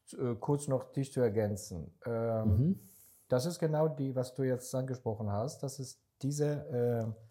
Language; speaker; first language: German; non-native, fluent; Hebrew